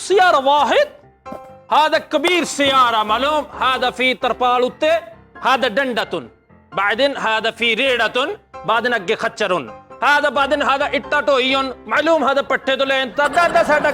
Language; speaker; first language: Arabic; non-native, learner; Punjabi